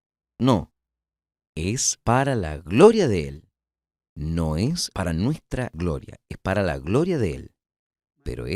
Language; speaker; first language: Spanish; non-native, fluent; Portuguese